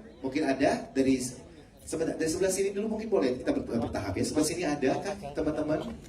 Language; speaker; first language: Indonesian; native; Indonesian